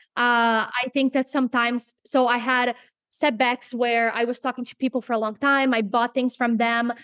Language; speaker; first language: English; non-native, fluent; Portuguese